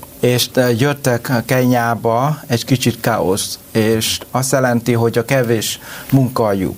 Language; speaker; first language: Hungarian; non-native, learner; Vietnamese